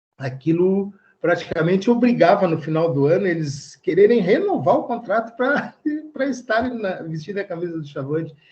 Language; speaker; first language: Portuguese; native; Portuguese